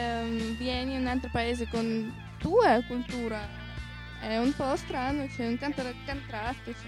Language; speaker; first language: Italian; non-native, learner; Russian